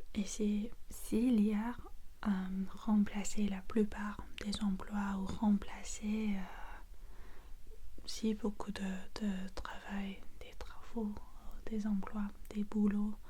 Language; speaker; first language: French; non-native, fluent; English